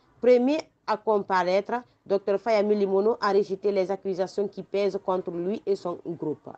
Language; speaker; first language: French; non-native, local second language; Fula